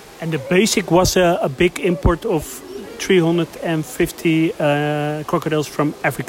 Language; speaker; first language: English; non-native, learner; Dutch